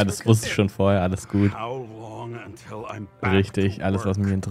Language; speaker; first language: German; native; German